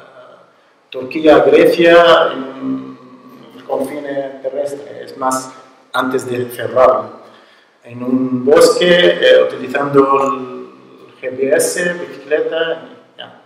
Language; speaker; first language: Spanish; non-native, learner; Arabic